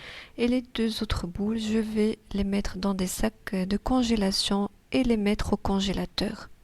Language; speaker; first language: French; non-native, local second language; Arabic